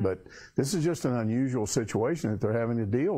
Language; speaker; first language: English; native; English